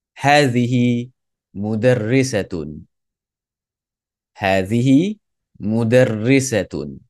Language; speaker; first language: Arabic; non-native, fluent; English